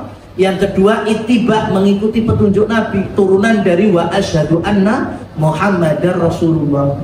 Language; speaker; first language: Indonesian; native; Indonesian